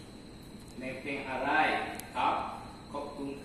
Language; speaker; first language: Thai; non-native, learner; Malay